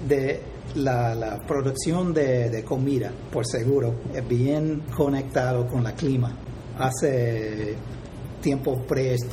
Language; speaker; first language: Spanish; non-native, fluent; English